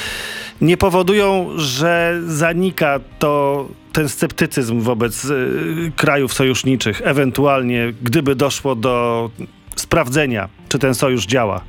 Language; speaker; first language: Polish; native; Polish